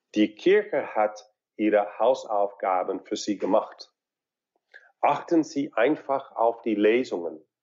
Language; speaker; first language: German; non-native, fluent; English